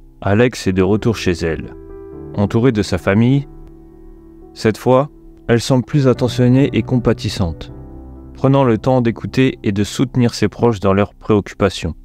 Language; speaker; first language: French; native; French